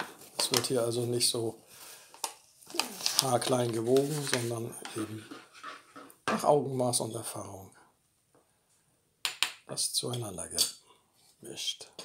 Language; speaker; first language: German; native; German